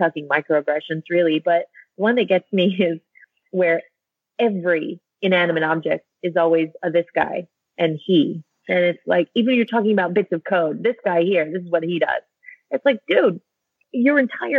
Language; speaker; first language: English; native; English